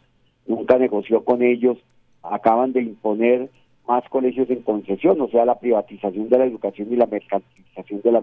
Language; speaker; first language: Spanish; native; Spanish